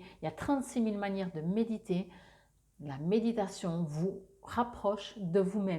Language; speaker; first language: French; native; French